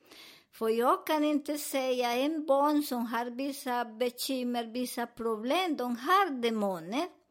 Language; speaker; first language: Swedish; non-native, learner; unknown